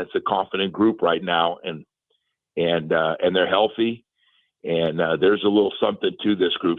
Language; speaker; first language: English; native; English